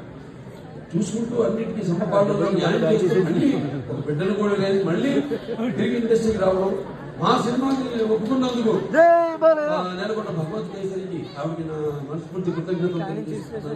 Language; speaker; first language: Telugu; native; Telugu